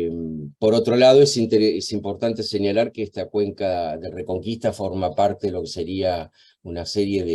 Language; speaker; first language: Spanish; native; Spanish